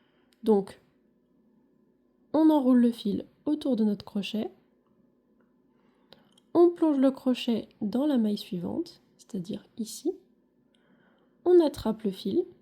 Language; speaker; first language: French; native; French